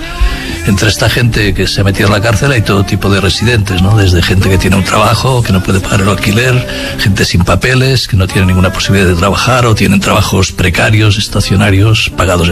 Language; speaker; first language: Spanish; native; Spanish